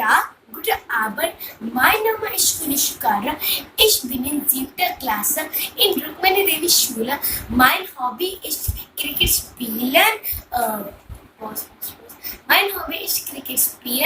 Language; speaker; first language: German; non-native, learner; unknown